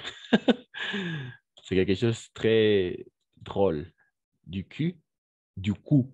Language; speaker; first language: French; non-native, fluent; Spanish